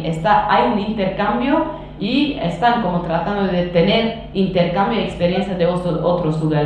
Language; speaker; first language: Spanish; non-native, fluent; Kurdish